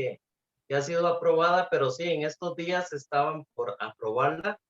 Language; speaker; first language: Spanish; non-native, fluent; Portuguese